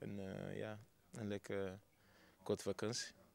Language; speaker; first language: Dutch; non-native, learner; Portuguese